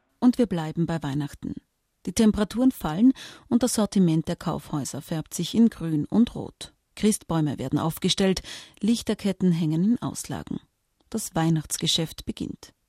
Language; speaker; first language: German; native; German